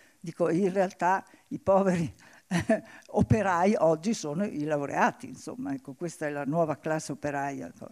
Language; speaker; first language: Italian; native; Italian